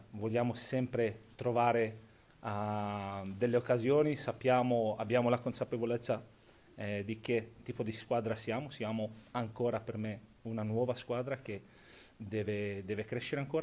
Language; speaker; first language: Italian; non-native, fluent; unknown